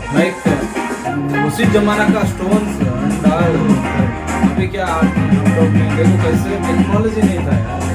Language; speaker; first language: Hindi; non-native, local second language; Kannada